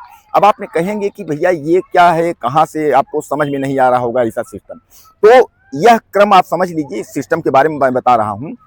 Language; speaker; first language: Hindi; native; Hindi